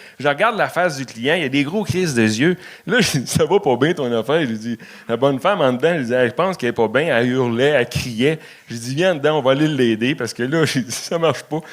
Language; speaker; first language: French; native; French